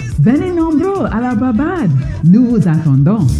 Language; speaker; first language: French; non-native, fluent; English